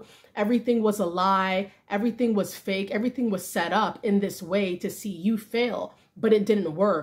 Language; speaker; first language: English; native; English